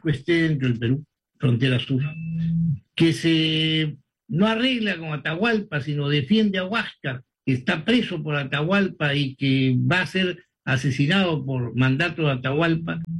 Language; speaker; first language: Spanish; native; Spanish